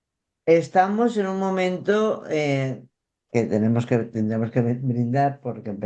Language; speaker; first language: Spanish; native; Spanish